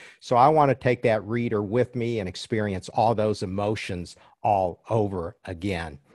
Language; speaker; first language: English; early bilingual, other home language; Chinese